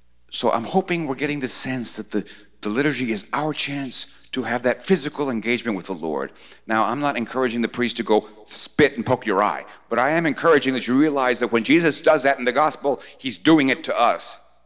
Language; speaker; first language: English; early bilingual, other home language; Spanish